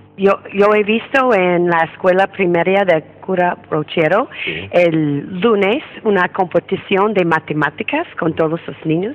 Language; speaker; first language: Spanish; non-native, fluent; English